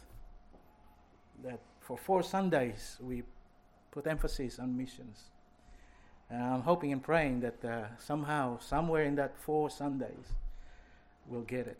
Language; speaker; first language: English; non-native, local second language; Filipino